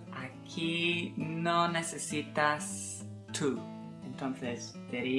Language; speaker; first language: Spanish; non-native, fluent; English